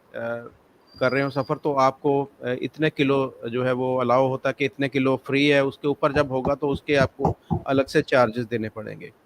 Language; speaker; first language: Urdu; non-native, local second language; Punjabi